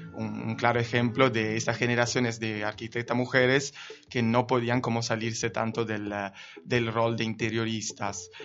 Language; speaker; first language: Spanish; non-native, fluent; Italian